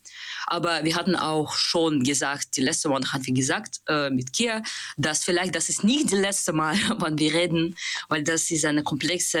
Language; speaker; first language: German; non-native, learner; Russian